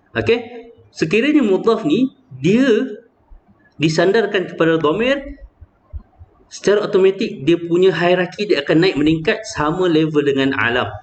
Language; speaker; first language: Malay; native; Malay